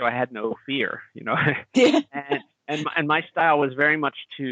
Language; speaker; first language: English; native; English